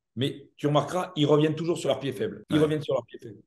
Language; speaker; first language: French; native; French